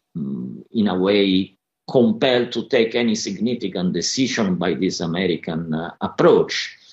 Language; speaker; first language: English; non-native, fluent; Italian